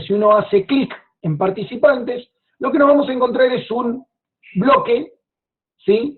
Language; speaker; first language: Spanish; native; Spanish